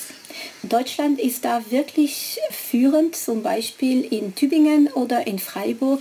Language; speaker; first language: German; non-native, fluent; French